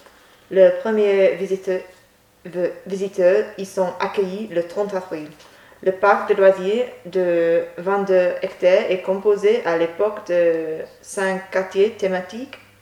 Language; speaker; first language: French; non-native, learner; English